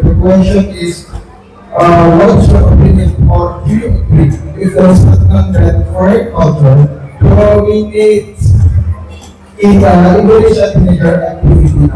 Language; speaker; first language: English; non-native, fluent; Indonesian